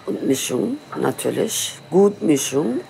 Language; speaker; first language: German; non-native, learner; Turkish